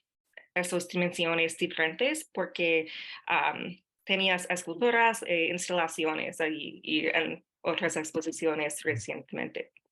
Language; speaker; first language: Spanish; non-native, fluent; English